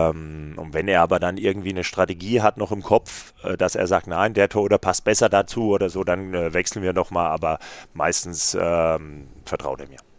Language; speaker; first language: German; native; German